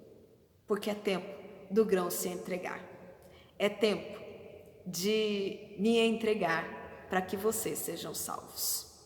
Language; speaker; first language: Portuguese; native; Portuguese